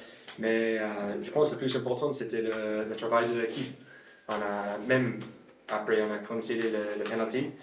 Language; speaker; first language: French; non-native, learner; English